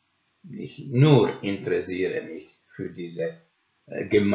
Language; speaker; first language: German; non-native, learner; Finnish